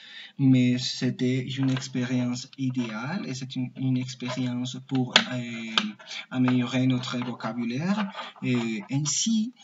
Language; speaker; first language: French; non-native, learner; Spanish